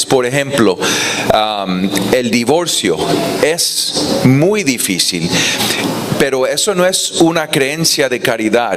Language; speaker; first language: Spanish; non-native, fluent; English